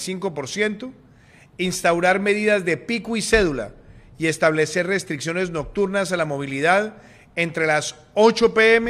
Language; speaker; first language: Spanish; native; Spanish